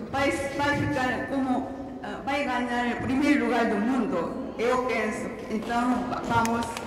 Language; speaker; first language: Portuguese; non-native, learner; Korean